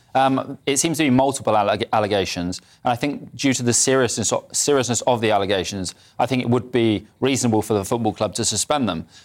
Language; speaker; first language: English; native; English